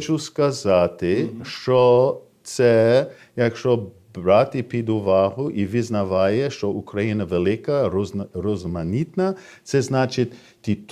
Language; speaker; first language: Ukrainian; non-native, fluent; English